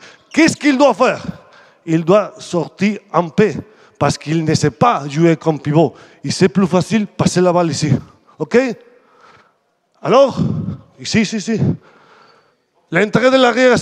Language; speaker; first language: French; non-native, fluent; Spanish